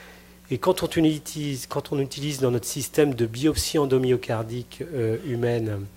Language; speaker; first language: French; native; French